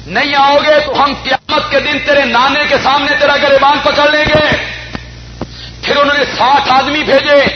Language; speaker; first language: Urdu; non-native, local second language; Punjabi